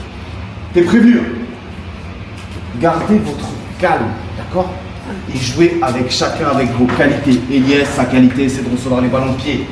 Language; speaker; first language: French; native; French